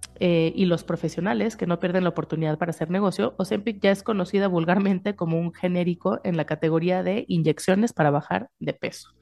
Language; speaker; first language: Spanish; native; Spanish